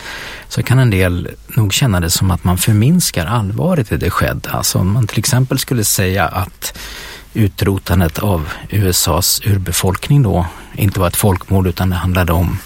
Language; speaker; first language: Swedish; native; Swedish